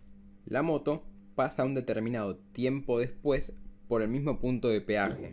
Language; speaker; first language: Spanish; native; Spanish